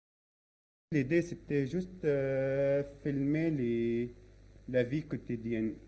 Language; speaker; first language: French; non-native, learner; Arabic